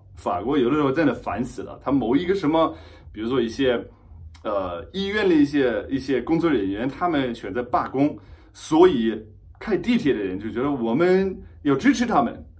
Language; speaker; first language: Chinese; non-native, fluent; German